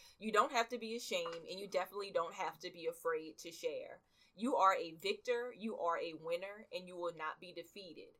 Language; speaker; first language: English; native; English